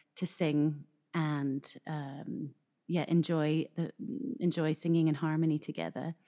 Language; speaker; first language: English; native; English